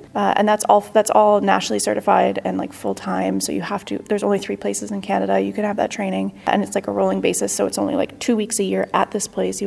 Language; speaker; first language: English; native; English